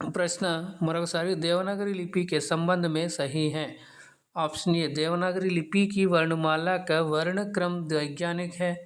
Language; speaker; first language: Hindi; non-native, local second language; Telugu